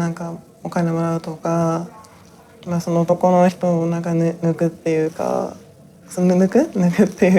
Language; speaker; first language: Japanese; native; Japanese